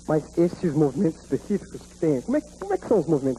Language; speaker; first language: Portuguese; native; Portuguese